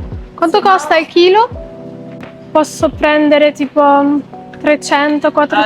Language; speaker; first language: Italian; non-native, fluent; Arabic